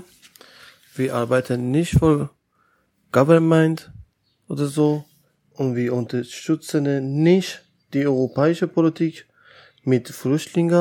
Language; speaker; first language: German; non-native, learner; Persian